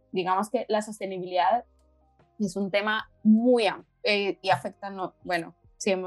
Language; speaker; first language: Spanish; native; Spanish